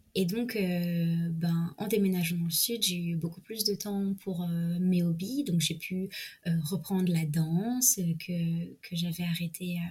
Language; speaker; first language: French; native; French